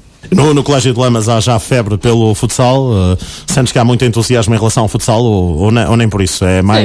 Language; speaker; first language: Portuguese; native; Portuguese